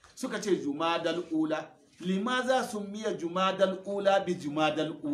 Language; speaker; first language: Hausa; non-native, local second language; Fula